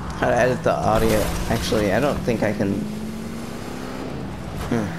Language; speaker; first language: English; native; English